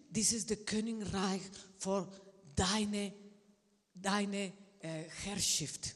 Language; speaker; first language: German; non-native, learner; Spanish